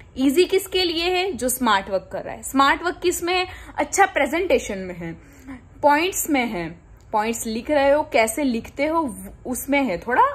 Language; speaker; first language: Hindi; non-native, local second language; Gujarati